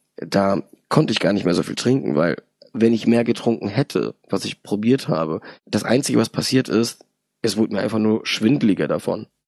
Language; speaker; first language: German; early bilingual, other home language; Polish